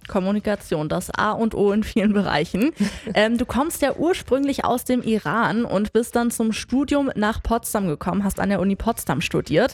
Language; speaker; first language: German; native; German